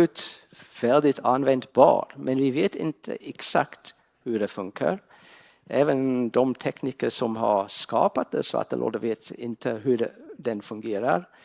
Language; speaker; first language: Swedish; non-native, fluent; English